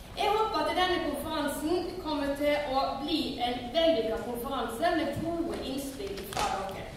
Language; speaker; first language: Norwegian; native; Norwegian